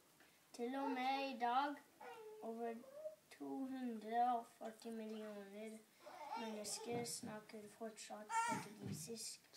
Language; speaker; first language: Norwegian; early bilingual, other home language; English